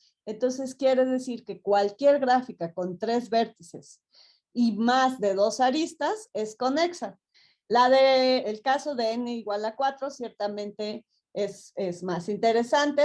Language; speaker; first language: Spanish; native; Spanish